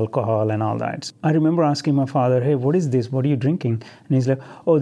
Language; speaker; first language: English; non-native, local second language; Marathi